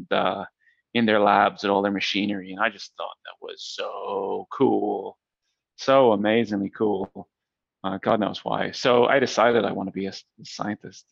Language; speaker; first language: English; native; English